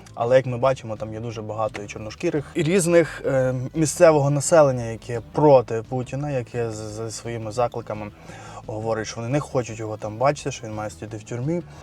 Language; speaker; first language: Ukrainian; non-native, local second language; Russian